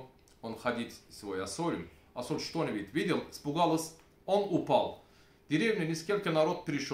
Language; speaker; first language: Russian; non-native, learner; Turkish